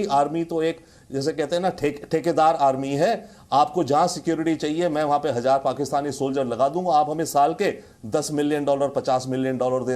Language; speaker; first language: Hindi; native; Hindi